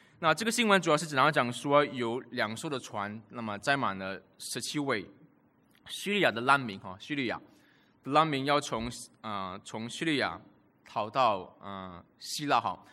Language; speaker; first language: Chinese; native; Chinese